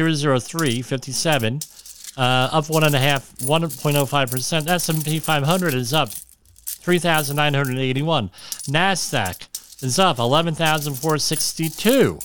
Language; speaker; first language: English; native; English